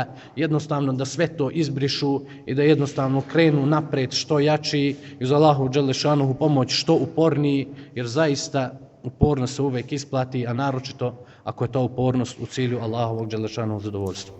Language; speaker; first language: Bosnian; native; Bosnian